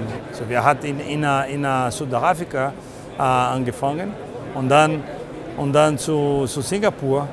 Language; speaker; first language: German; non-native, learner; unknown